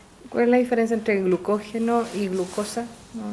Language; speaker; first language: Spanish; native; Spanish